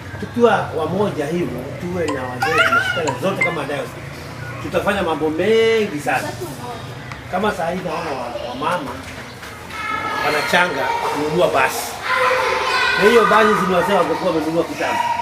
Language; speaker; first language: Swahili; non-native, local second language; Kikuyu